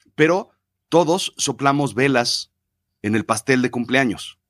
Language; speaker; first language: Spanish; native; Spanish